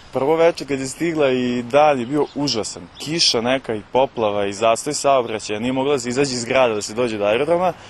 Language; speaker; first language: Serbian; native; Serbian